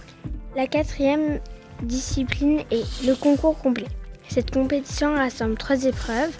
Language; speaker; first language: French; native; French